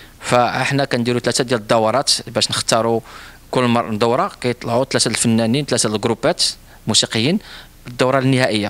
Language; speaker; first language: Arabic; native; Arabic